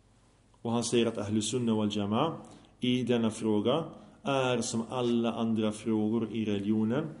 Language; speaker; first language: Swedish; early bilingual, other home language; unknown